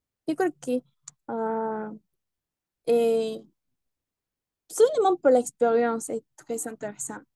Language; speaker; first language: French; non-native, learner; Spanish